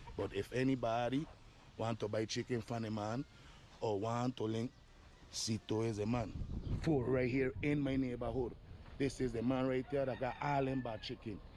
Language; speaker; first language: English; early bilingual, other home language; Spanish